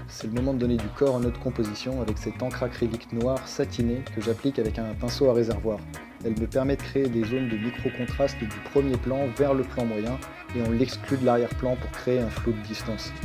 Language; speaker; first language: French; native; French